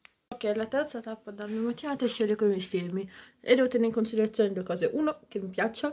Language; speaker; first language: Italian; native; Italian